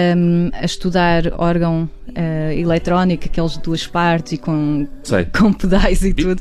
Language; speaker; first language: Portuguese; native; Portuguese